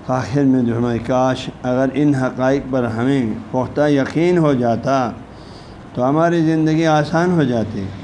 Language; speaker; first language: Urdu; non-native, local second language; Balti